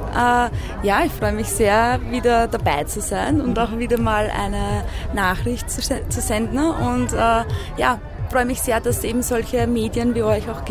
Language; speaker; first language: German; native; German